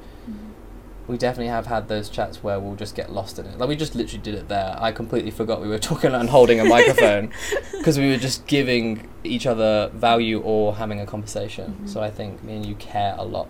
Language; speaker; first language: English; native; English